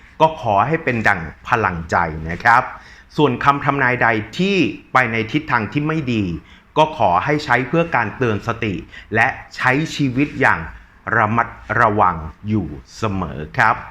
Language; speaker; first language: Thai; native; Thai